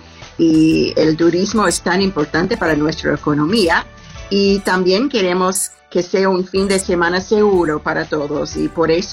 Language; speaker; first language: Spanish; non-native, fluent; English